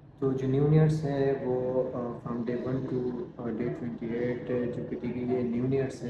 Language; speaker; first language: Urdu; non-native, local second language; Pashto